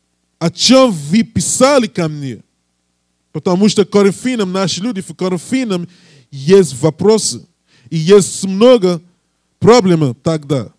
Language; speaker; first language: Russian; non-native, learner; English